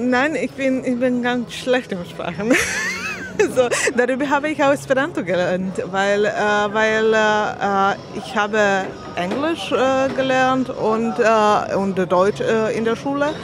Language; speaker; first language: German; non-native, learner; Slovak